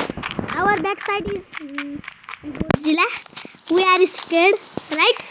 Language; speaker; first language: English; non-native, learner; Nepali